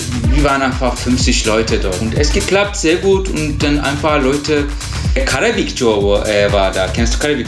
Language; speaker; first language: German; non-native, learner; Turkish